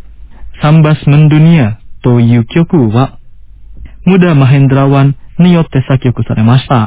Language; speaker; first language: Japanese; non-native, fluent; Indonesian